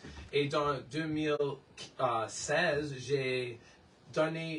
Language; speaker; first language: French; non-native, learner; English